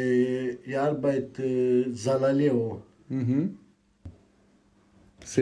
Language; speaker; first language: German; non-native, learner; Romanian